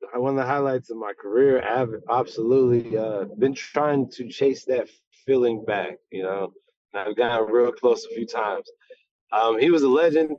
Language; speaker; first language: English; native; English